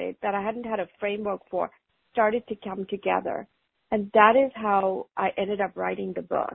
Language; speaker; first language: English; non-native, local second language; Hindi